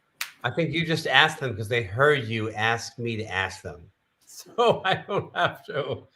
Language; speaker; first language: English; native; English